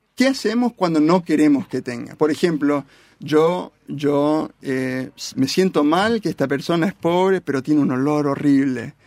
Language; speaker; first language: Spanish; early bilingual, heritage; Spanish